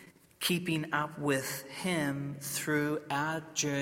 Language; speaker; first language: English; native; English